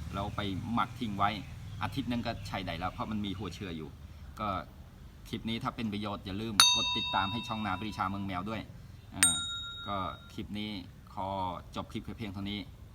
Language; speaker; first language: Thai; native; Thai